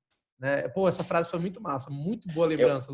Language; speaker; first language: Portuguese; native; Portuguese